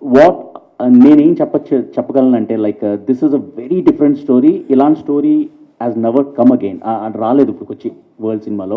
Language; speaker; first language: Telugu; early bilingual, heritage; English